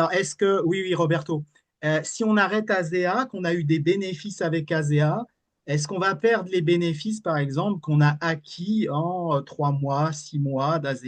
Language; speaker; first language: French; native; French